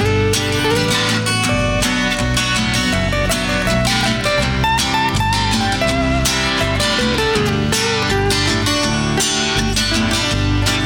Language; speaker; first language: English; native; English